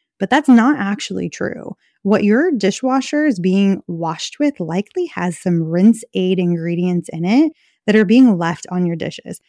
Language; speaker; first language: English; native; English